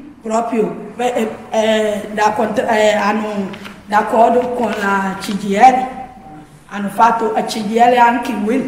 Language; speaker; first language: Italian; non-native, learner; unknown